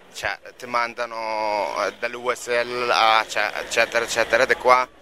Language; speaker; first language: Italian; non-native, learner; Arabic